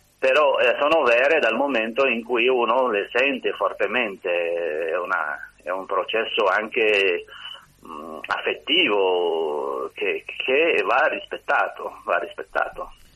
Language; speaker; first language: Italian; non-native, fluent; Kabyle